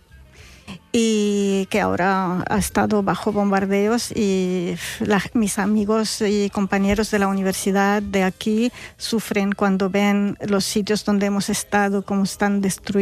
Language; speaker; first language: Spanish; non-native, fluent; Arabic